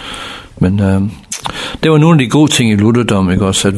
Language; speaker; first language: Danish; non-native, fluent; English